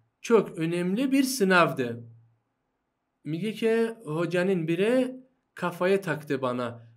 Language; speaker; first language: Turkish; non-native, fluent; Persian